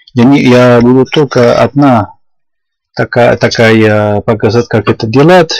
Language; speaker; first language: Russian; non-native, learner; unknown